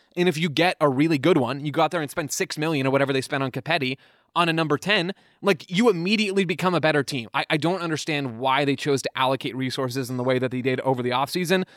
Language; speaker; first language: English; native; English